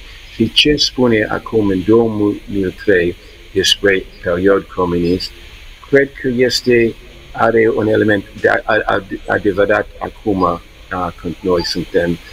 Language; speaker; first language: Romanian; early bilingual, heritage; English